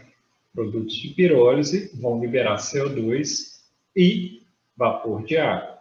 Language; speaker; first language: Portuguese; native; Portuguese